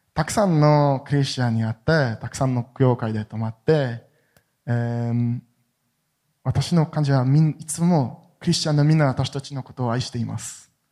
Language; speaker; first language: Japanese; non-native, fluent; Hebrew